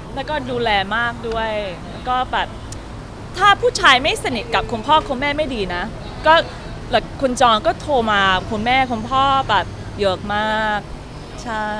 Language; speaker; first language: Thai; non-native, learner; English